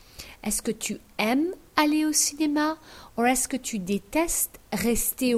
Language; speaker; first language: French; non-native, fluent; English